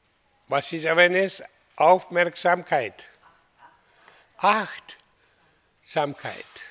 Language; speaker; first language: German; non-native, learner; Hindi